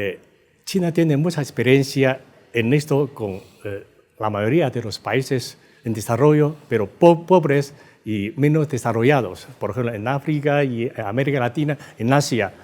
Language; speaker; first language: Spanish; non-native, fluent; Chinese